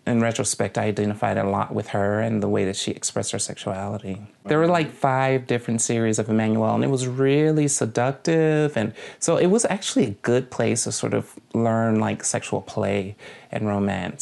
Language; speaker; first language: English; native; English